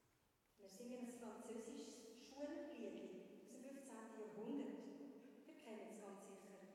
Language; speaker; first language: German; native; German